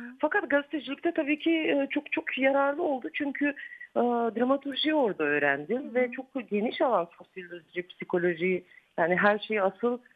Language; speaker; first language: Turkish; native; Turkish